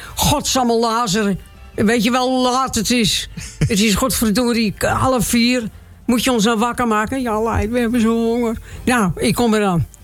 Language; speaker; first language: Dutch; native; Dutch